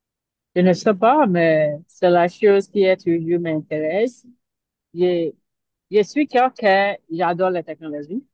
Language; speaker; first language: French; non-native, learner; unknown